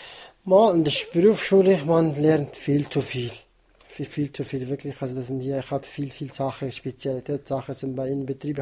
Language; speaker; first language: German; non-native, learner; Kurdish